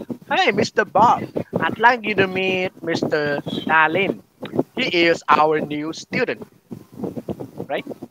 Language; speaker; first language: English; non-native, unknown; Vietnamese